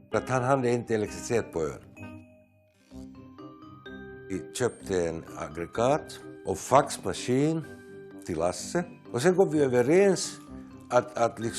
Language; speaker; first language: Swedish; non-native, local second language; Finnish